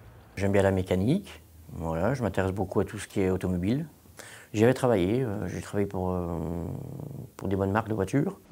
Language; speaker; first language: French; native; French